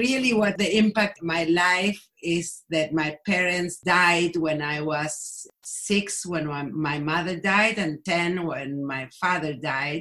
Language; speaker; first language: English; non-native, fluent; Spanish